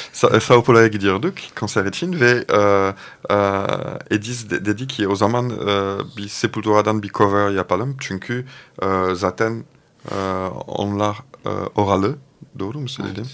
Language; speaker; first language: Turkish; non-native, fluent; French